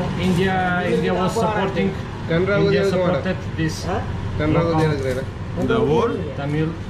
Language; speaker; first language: English; non-native, learner; Ukrainian